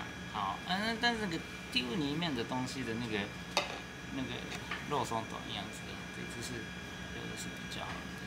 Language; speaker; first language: Chinese; non-native, learner; Japanese